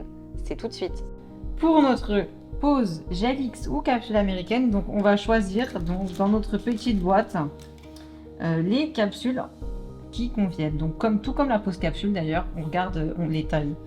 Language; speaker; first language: French; native; French